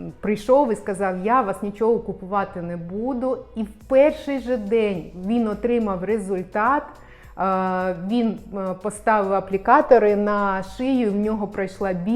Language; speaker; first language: Ukrainian; non-native, local second language; Russian